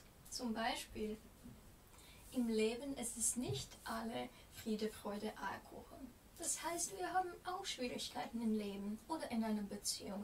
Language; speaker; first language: German; non-native, fluent; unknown